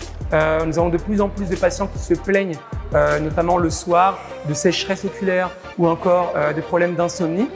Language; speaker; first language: French; native; French